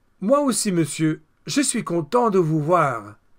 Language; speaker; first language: French; non-native, fluent; English